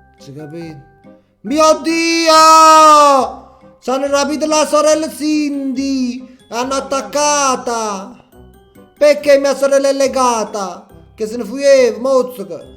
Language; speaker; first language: Italian; native; Italian